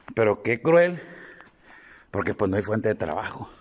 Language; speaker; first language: Spanish; native; Spanish